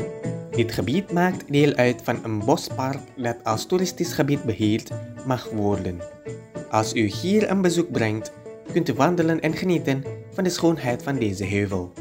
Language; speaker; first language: Dutch; non-native, fluent; Indonesian